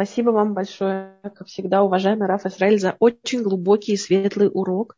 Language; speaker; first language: Russian; native; Russian